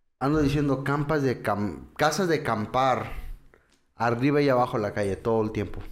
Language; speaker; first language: Spanish; early bilingual, heritage; English